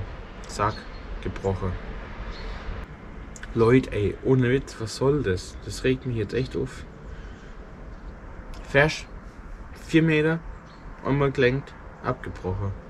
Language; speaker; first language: German; native; German